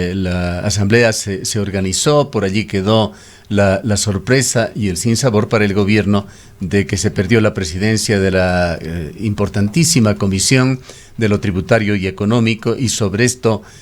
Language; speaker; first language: Spanish; native; Spanish